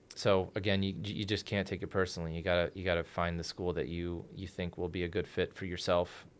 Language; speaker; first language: English; early bilingual, other home language; Spanish